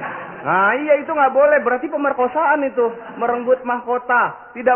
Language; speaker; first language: Indonesian; native; Indonesian